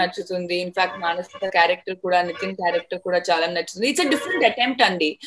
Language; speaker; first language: Telugu; non-native, fluent; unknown